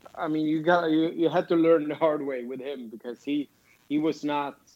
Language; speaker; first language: English; non-native, fluent; Swedish